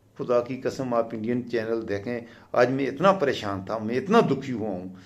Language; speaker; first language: Urdu; non-native, local second language; Pashto